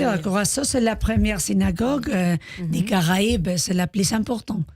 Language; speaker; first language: French; non-native, learner; Spanish